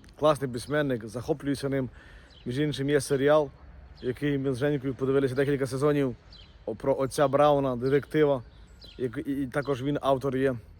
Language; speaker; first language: Ukrainian; native; Ukrainian